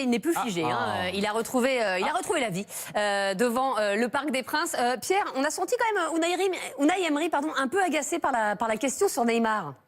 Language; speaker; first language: French; native; French